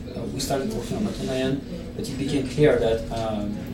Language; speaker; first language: English; non-native, fluent; Italian